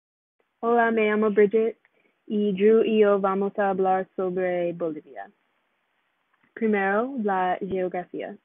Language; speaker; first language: Spanish; non-native, learner; English